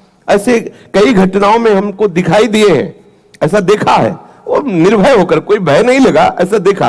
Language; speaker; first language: Hindi; native; Hindi